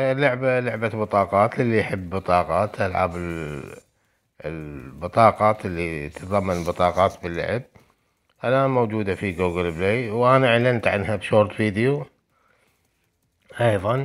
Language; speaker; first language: Arabic; native; Arabic